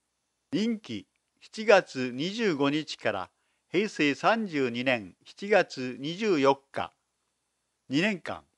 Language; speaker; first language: Japanese; native; Japanese